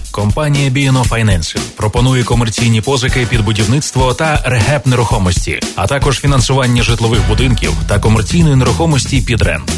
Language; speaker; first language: Ukrainian; native; Ukrainian